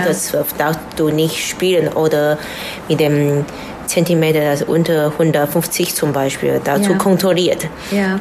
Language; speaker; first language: German; non-native, learner; Chinese